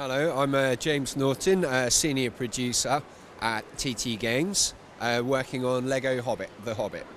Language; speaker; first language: English; native; English